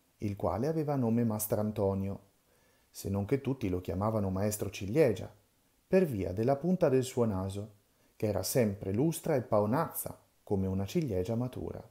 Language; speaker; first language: Italian; native; Italian